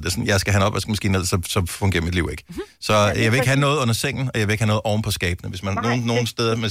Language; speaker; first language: Danish; native; Danish